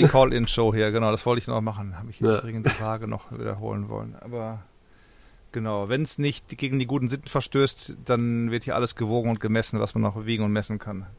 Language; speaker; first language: German; native; German